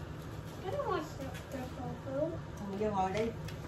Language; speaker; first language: English; early bilingual, other home language; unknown